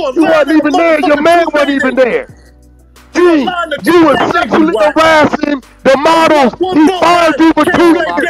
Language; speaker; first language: English; native; English